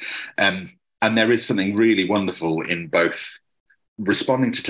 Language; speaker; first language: English; native; English